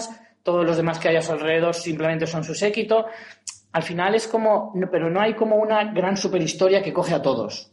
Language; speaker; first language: Spanish; native; Spanish